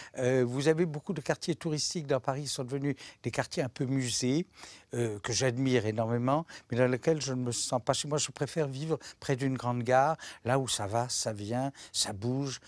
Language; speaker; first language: French; native; French